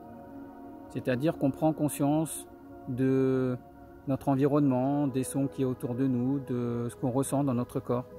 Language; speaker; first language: French; native; French